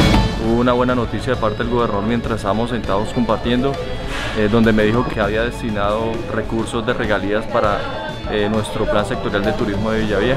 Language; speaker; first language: Spanish; native; Spanish